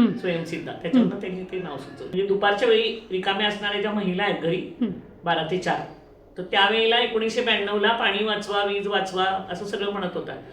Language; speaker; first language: Marathi; native; Marathi